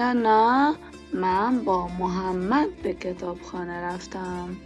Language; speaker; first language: Persian; non-native, fluent; Arabic